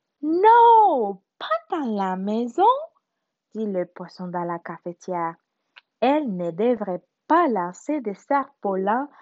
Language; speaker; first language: French; non-native, learner; Spanish